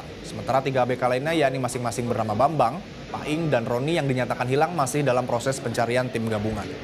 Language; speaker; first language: Indonesian; native; Indonesian